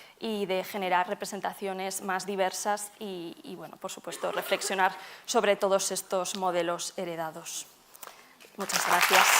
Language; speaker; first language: Spanish; native; Spanish